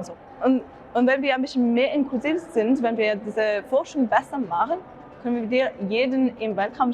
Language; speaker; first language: German; non-native, learner; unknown